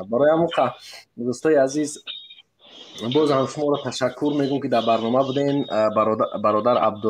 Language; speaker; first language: Persian; native; Persian